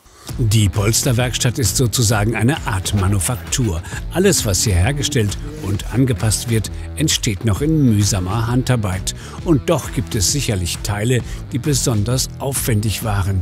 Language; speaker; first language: German; native; German